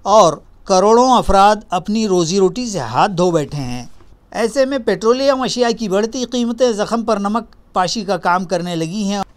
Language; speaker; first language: Urdu; native; Urdu